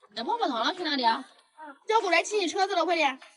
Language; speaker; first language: Chinese; native; Chinese